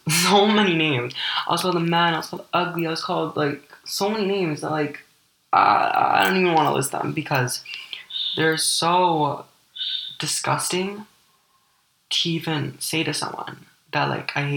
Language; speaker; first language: English; early bilingual, other home language; Ukrainian